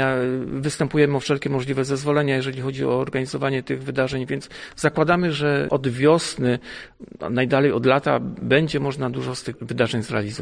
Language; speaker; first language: Polish; native; Polish